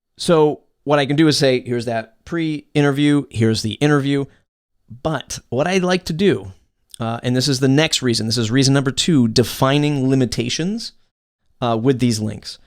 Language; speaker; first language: English; native; English